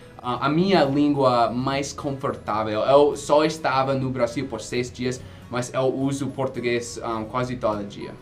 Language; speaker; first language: Portuguese; non-native, fluent; English